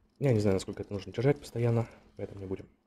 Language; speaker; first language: Russian; native; Russian